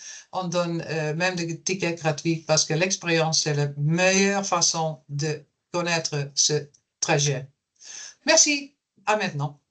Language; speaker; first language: French; non-native, fluent; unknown